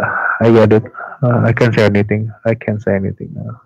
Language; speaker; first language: English; non-native, learner; Indonesian